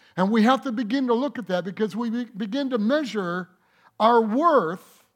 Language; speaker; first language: English; native; English